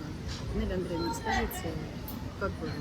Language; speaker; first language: Russian; native; Russian